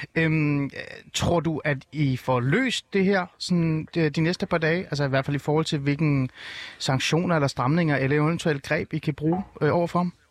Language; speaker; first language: Danish; early bilingual, other home language; Persian